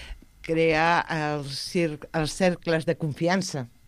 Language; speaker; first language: Catalan; non-native, local second language; Spanish